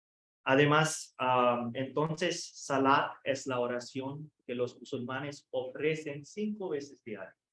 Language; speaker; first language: Spanish; non-native, fluent; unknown